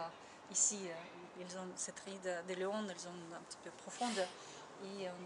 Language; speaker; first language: French; non-native, learner; Russian